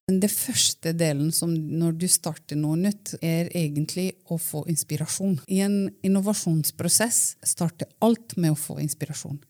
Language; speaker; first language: Norwegian; non-native, fluent; Romanian